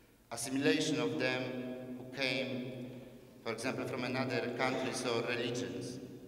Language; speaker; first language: English; non-native, learner; Polish